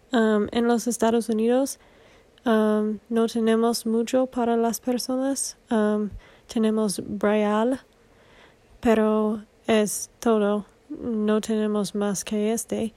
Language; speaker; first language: Spanish; non-native, learner; English